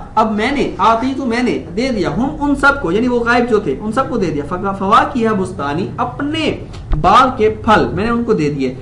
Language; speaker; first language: Urdu; native; Urdu